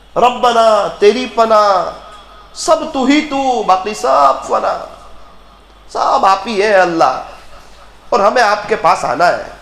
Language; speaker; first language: Urdu; non-native, local second language; Gujarati